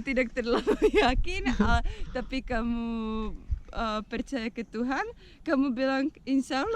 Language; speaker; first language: Indonesian; non-native, learner; Czech